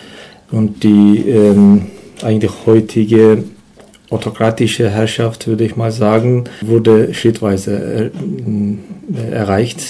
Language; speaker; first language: German; non-native, learner; Turkish